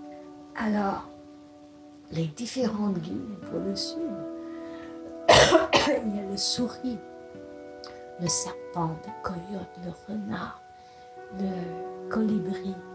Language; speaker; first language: French; non-native, fluent; English